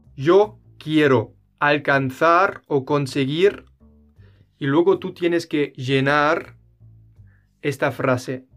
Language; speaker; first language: Spanish; non-native, fluent; German